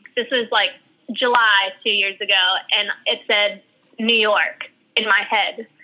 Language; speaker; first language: English; early bilingual, other home language; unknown